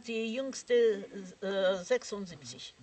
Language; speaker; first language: German; non-native, fluent; Russian